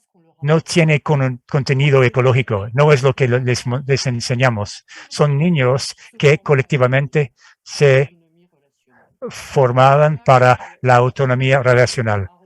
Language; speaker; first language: Spanish; non-native, fluent; French